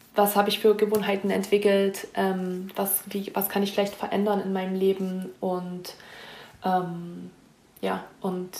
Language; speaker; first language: German; native; German